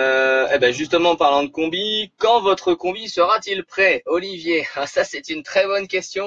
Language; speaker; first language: French; native; French